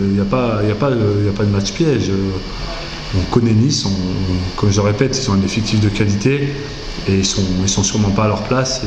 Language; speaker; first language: French; native; French